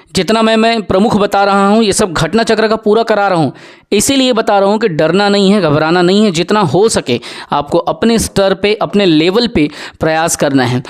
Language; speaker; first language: Hindi; native; Hindi